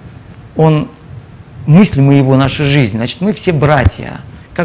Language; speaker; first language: Russian; native; Russian